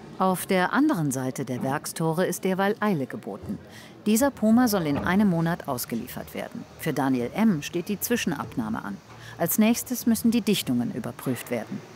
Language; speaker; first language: German; native; German